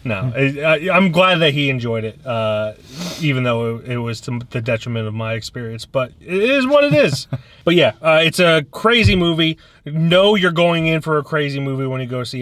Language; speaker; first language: English; native; English